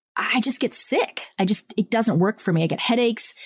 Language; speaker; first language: English; early bilingual, other home language; Italian